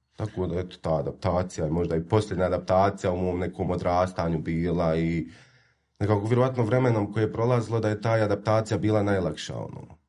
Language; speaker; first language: Croatian; native; Croatian